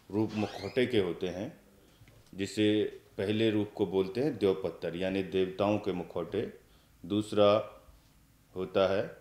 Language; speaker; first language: Hindi; native; Hindi